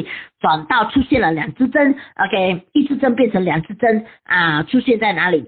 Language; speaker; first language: Chinese; native; Chinese